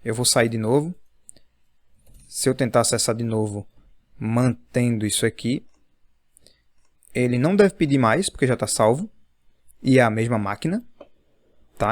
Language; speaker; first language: Portuguese; native; Portuguese